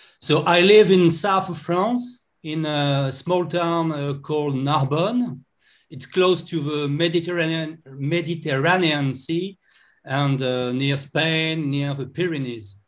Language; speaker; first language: English; non-native, learner; French